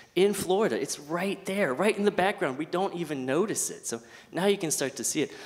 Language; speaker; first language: English; native; English